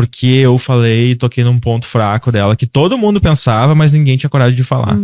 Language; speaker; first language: Portuguese; native; Portuguese